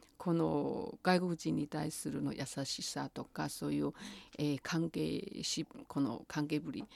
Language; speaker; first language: Japanese; non-native, fluent; Chinese